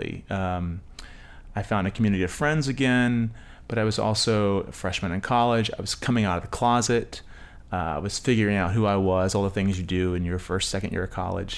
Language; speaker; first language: English; native; English